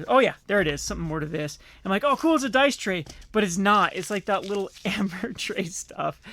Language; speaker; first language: English; native; English